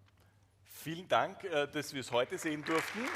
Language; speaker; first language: German; native; German